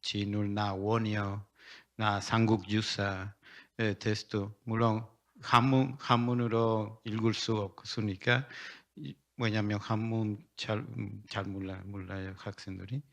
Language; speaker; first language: Korean; non-native, learner; Spanish